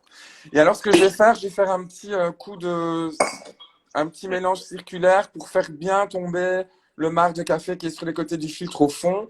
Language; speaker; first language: French; native; French